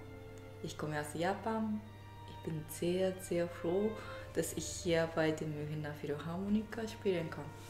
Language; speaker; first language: German; non-native, fluent; Japanese